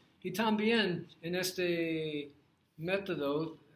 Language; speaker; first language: Spanish; non-native, learner; English